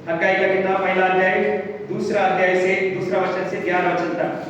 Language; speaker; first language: Hindi; non-native, local second language; Telugu